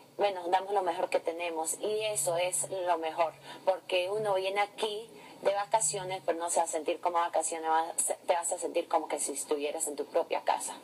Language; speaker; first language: Spanish; early bilingual, heritage; English